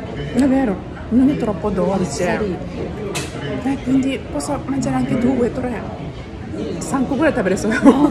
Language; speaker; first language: Italian; non-native, learner; Japanese